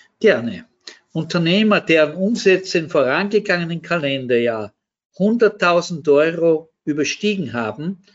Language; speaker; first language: German; native; German